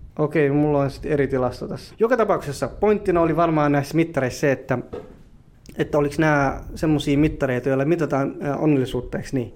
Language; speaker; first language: Finnish; early bilingual, other home language; Somali